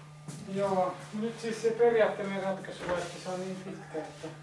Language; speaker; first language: Finnish; native; Finnish